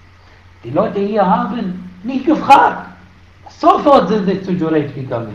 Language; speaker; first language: German; non-native, fluent; Arabic